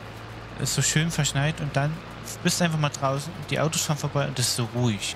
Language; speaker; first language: German; native; German